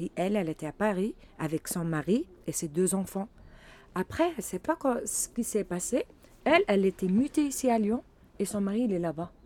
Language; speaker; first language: French; non-native, local second language; Arabic